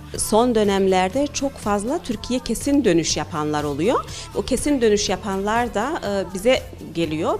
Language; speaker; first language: Turkish; early bilingual, heritage; Turkish